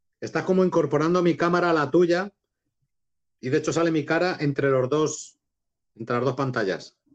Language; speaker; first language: Spanish; native; Spanish